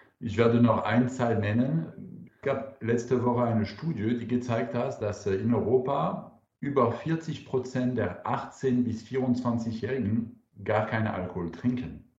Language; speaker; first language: German; non-native, fluent; French